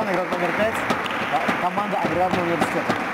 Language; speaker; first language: Russian; native; Russian